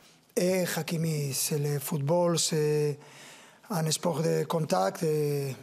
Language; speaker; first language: French; non-native, fluent; Spanish